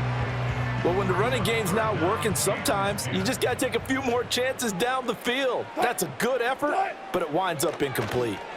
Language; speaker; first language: English; native; English